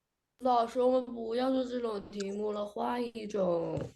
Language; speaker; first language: Chinese; early bilingual, other home language; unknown